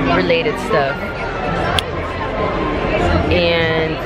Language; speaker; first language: English; early bilingual, other home language; Spanish